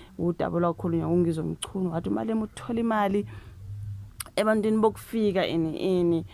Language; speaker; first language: Zulu; native; Zulu